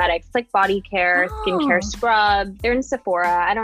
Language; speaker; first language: English; native; English